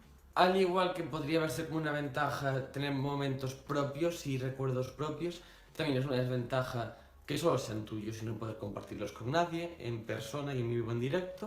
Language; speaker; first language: Spanish; native; Spanish